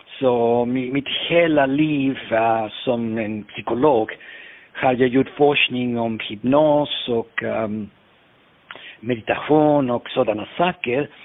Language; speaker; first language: Swedish; non-native, fluent; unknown